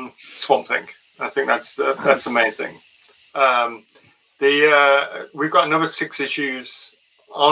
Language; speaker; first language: English; native; English